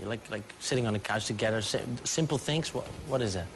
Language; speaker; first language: English; non-native, fluent; Dutch